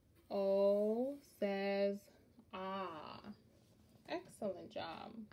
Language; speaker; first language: English; early bilingual, other home language; Spanish